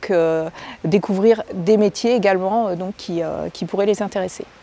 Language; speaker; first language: French; native; French